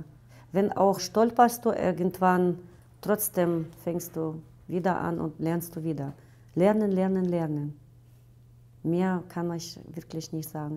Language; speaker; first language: German; non-native, fluent; Russian